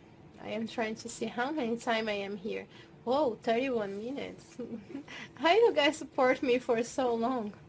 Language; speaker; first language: English; non-native, fluent; Portuguese